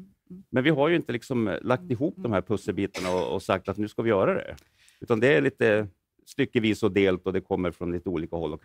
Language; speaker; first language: Swedish; native; Swedish